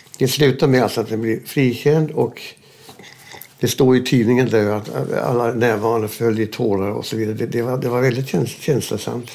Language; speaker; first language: Swedish; early bilingual, other home language; German